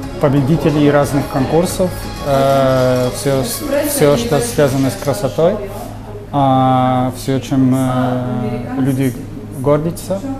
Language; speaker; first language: Russian; non-native, learner; Polish